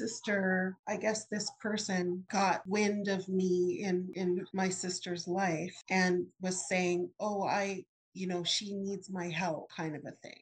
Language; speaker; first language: English; native; English